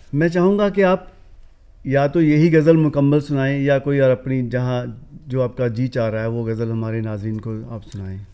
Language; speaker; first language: Urdu; non-native, local second language; Punjabi